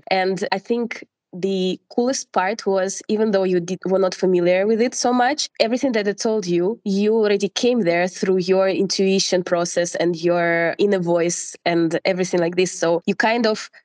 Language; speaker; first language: English; non-native, fluent; Russian